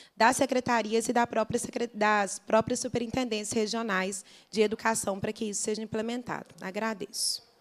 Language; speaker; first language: Portuguese; native; Portuguese